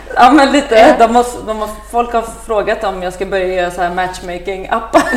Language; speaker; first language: Swedish; early bilingual, other home language; Persian